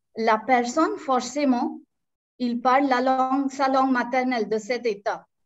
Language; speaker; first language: French; non-native, local second language; Marathi